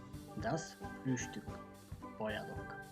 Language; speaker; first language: German; non-native, fluent; Macedonian